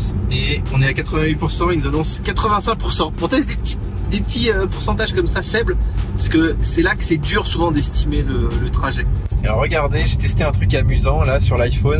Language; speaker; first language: French; native; French